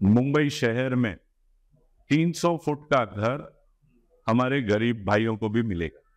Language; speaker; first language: Hindi; non-native, local second language; Gujarati